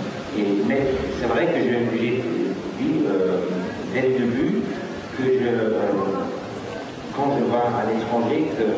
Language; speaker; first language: French; non-native, learner; Dutch